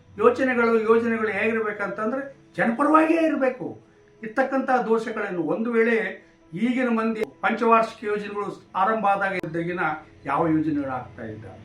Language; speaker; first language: Kannada; native; Kannada